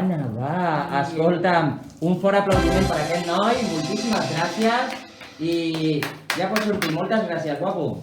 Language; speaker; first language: Catalan; native; Catalan